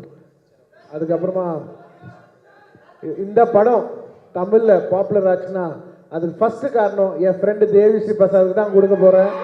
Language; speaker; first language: Tamil; non-native, local second language; Telugu